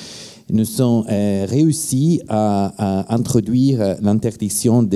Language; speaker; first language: French; non-native, fluent; Italian